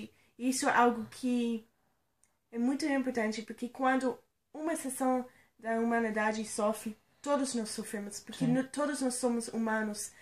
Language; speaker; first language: Portuguese; non-native, fluent; English